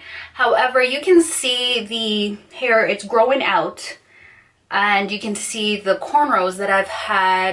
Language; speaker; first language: English; native; English